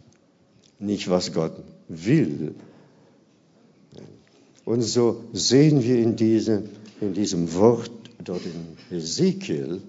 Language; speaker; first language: German; non-native, fluent; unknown